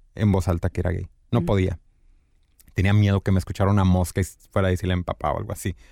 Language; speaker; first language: Spanish; native; Spanish